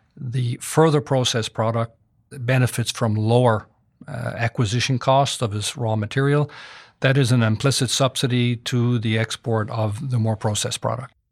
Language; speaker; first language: English; native; English